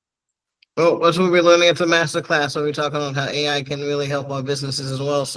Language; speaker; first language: English; native; English